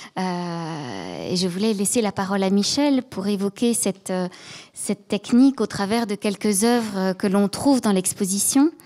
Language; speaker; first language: French; native; French